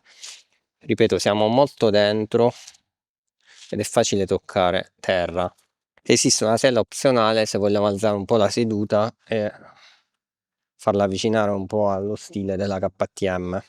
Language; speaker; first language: Italian; native; Italian